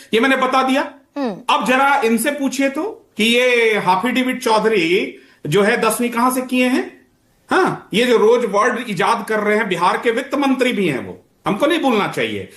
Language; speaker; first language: Hindi; native; Hindi